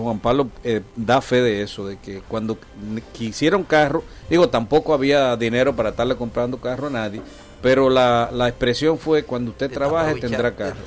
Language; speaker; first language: Spanish; native; Spanish